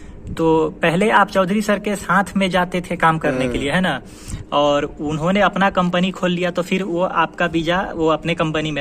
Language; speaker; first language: Hindi; native; Hindi